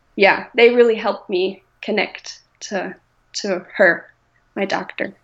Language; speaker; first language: English; non-native, fluent; German